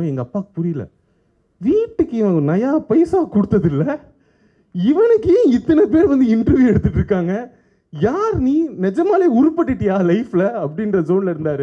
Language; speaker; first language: Tamil; native; Tamil